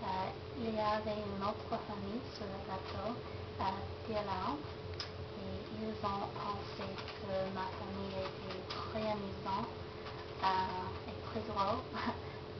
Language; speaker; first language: French; non-native, learner; English